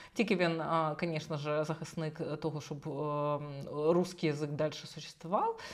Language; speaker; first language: Ukrainian; non-native, local second language; Russian